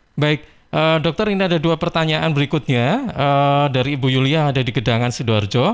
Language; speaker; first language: Indonesian; native; Indonesian